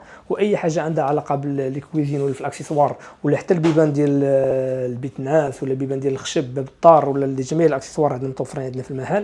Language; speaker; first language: Arabic; native; Arabic